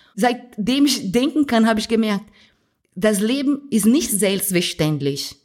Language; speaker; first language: German; non-native, fluent; Portuguese